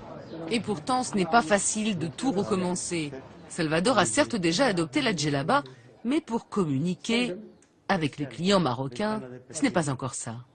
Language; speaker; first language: French; native; French